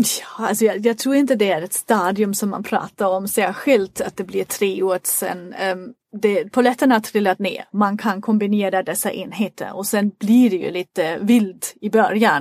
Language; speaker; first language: Swedish; non-native, fluent; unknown